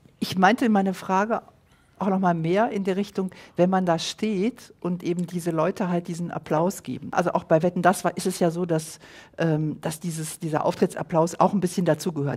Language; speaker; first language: German; native; German